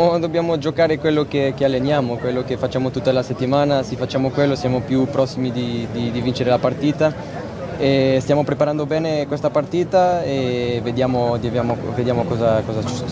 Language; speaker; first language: Italian; non-native, fluent; Portuguese